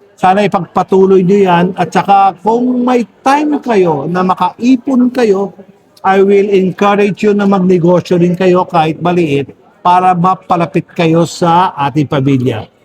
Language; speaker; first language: Filipino; non-native, local second language; Hiligaynon